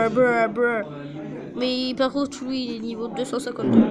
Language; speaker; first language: French; native; French